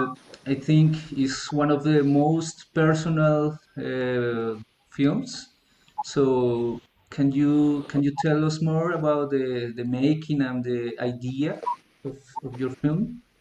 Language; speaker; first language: English; non-native, learner; Spanish